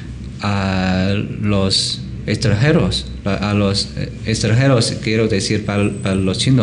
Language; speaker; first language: Spanish; non-native, learner; Chinese